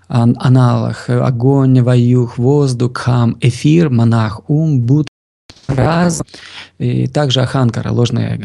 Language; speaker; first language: Russian; native; Russian